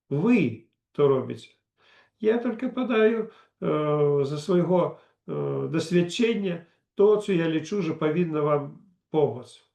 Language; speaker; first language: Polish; non-native, learner; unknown